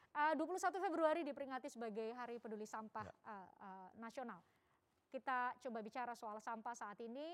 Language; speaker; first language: Indonesian; native; Indonesian